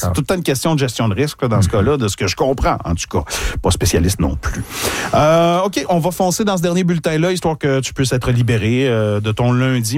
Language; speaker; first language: French; native; French